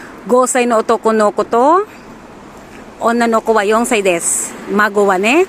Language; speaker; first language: Japanese; non-native, learner; Filipino